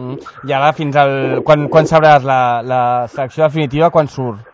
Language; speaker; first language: Catalan; native; Catalan